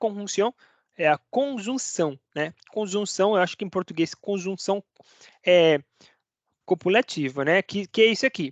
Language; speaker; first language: Portuguese; non-native, fluent; Spanish